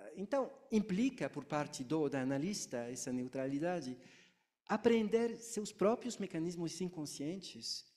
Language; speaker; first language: Portuguese; non-native, fluent; French